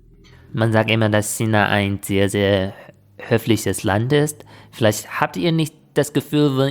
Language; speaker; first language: German; non-native, fluent; Chinese